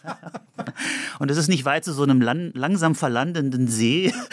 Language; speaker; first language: German; native; German